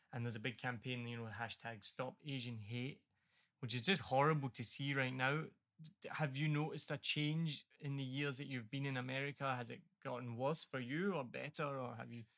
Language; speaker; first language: English; native; English